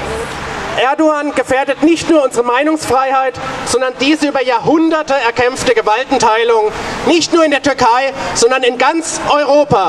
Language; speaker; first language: German; native; German